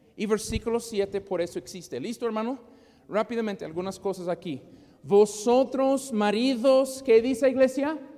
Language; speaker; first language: Spanish; non-native, fluent; English